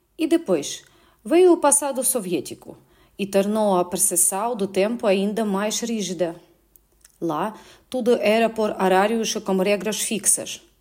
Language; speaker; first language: Portuguese; non-native, fluent; Russian